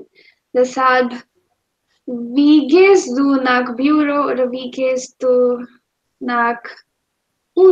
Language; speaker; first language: German; non-native, fluent; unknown